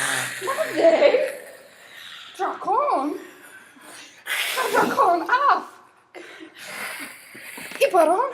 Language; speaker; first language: Hebrew; non-native, learner; English